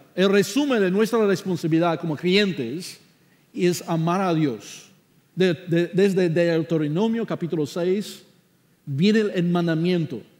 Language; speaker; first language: Spanish; non-native, fluent; English